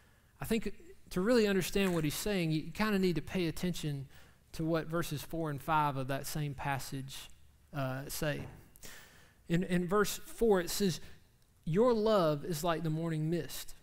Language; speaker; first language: English; native; English